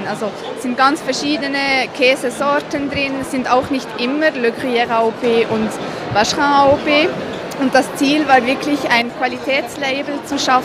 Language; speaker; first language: German; native; German